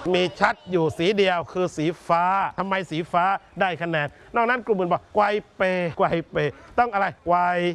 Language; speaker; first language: Thai; native; Thai